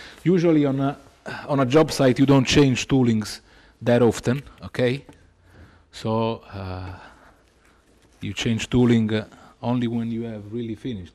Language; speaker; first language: English; non-native, fluent; Italian